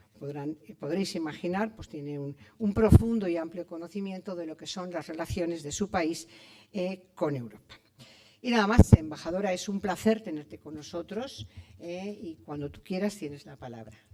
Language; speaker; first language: Spanish; native; Spanish